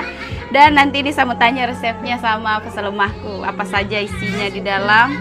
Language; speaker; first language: Indonesian; native; Indonesian